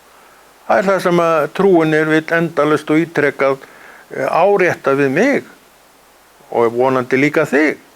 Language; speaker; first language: Icelandic; native; Icelandic